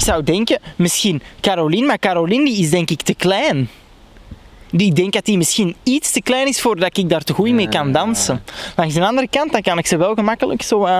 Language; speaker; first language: Dutch; native; Dutch